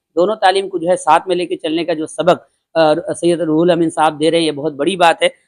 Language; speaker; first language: Urdu; native; Urdu